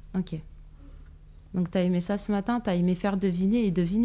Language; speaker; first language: French; native; French